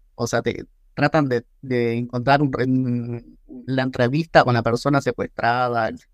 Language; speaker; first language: Spanish; native; Spanish